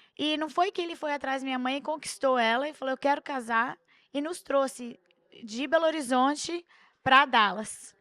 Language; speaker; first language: Portuguese; early bilingual, heritage; Portuguese